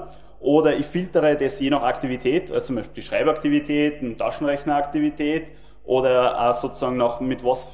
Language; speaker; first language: German; native; German